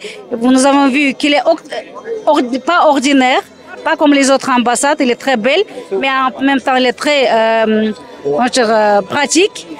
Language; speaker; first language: French; non-native, fluent; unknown